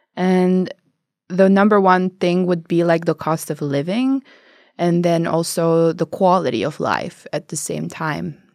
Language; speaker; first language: English; non-native, fluent; Albanian